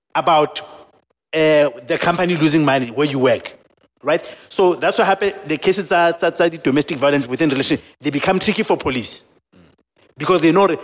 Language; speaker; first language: English; non-native, local second language; Southern Sotho